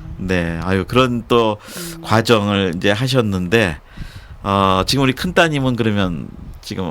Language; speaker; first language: Korean; native; Korean